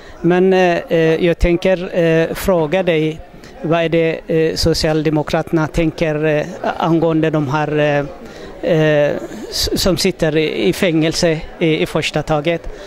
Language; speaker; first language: Swedish; non-native, fluent; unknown